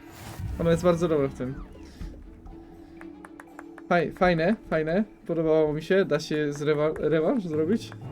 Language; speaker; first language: Polish; native; Polish